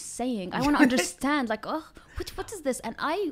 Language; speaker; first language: English; non-native, fluent; Arabic